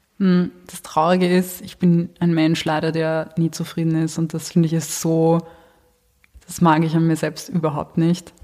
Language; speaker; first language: German; early bilingual, other home language; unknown